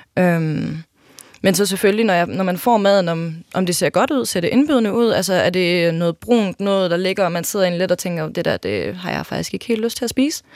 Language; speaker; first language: Danish; native; Danish